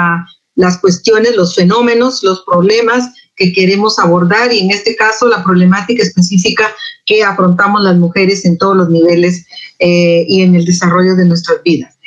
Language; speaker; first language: Spanish; native; Spanish